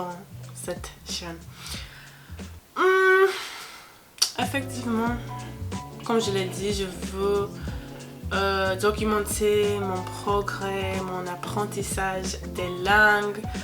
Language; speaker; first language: French; non-native, learner; English